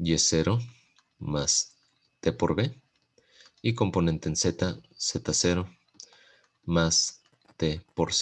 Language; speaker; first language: Spanish; native; Spanish